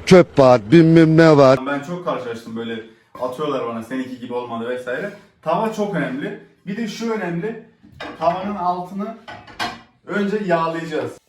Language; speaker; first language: Turkish; native; Turkish